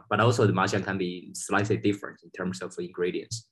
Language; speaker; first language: English; non-native, fluent; Chinese